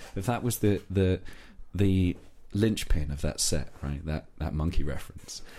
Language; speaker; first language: English; native; English